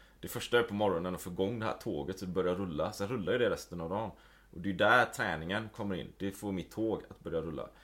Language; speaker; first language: Swedish; native; Swedish